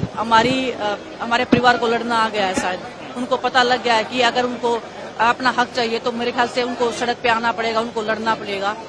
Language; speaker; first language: Hindi; native; Hindi